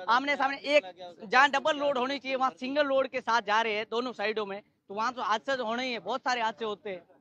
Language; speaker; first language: Hindi; native; Hindi